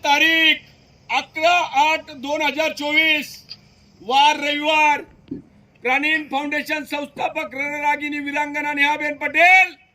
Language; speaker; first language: Hindi; non-native, local second language; Marathi